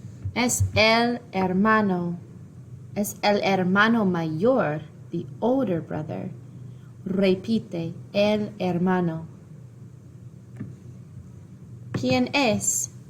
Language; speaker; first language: Spanish; non-native, fluent; English